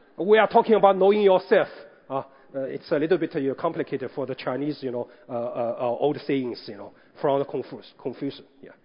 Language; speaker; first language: English; non-native, fluent; Chinese